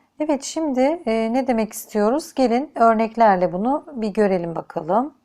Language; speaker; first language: Turkish; native; Turkish